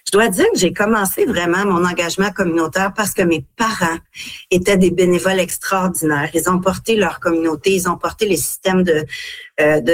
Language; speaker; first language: French; native; French